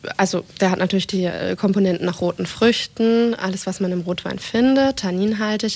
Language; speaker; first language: German; native; German